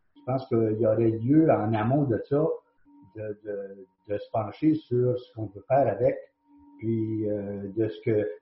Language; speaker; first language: French; native; French